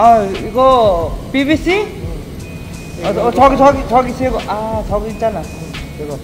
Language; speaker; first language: Korean; non-native, learner; Nepali